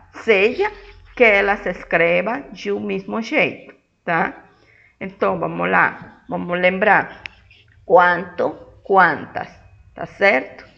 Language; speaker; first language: Portuguese; non-native, fluent; Spanish